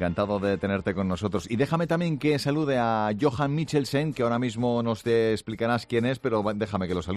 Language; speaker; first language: Spanish; native; Spanish